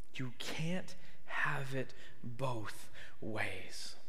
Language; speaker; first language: English; native; English